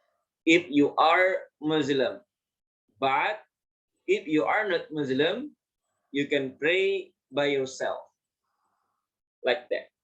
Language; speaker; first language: English; non-native, fluent; Indonesian